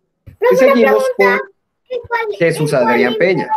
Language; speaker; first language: Spanish; native; Spanish